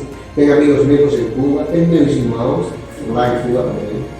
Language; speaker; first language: Portuguese; non-native, fluent; Spanish